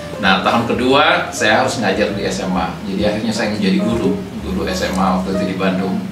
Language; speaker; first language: Indonesian; non-native, local second language; Batak Toba